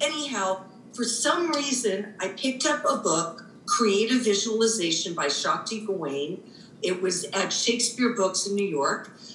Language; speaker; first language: English; native; English